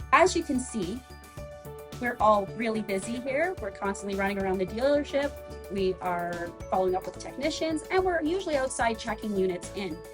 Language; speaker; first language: English; native; English